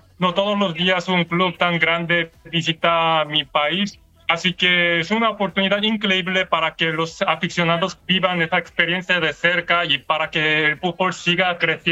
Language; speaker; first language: Spanish; non-native, fluent; Korean